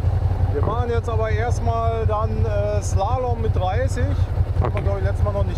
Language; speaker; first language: German; native; German